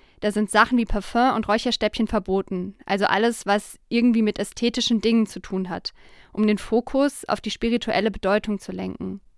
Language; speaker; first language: German; native; German